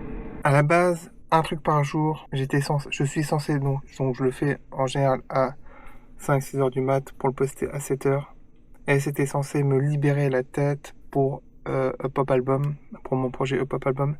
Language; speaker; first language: French; native; French